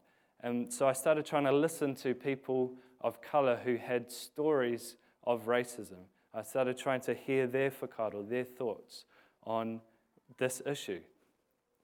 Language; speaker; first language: English; native; English